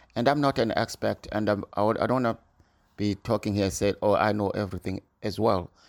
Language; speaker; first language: English; non-native, local second language; North Ndebele